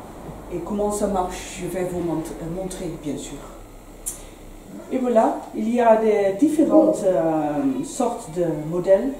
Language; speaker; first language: French; non-native, learner; Dutch